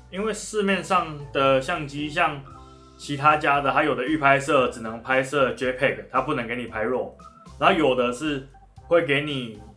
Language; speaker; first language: Chinese; native; Chinese